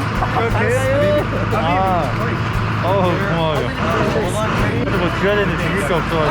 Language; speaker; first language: Korean; native; Korean